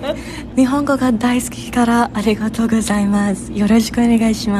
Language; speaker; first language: Japanese; non-native, learner; English